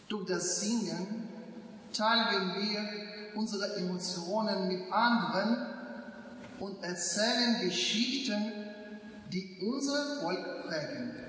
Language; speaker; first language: German; non-native, fluent; Ukrainian